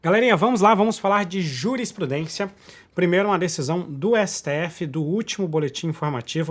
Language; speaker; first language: Portuguese; native; Portuguese